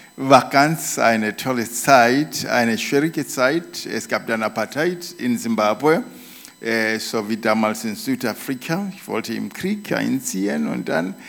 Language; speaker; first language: German; non-native, fluent; Shona